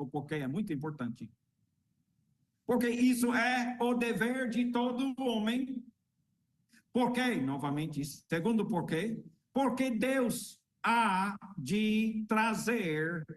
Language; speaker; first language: Portuguese; non-native, fluent; English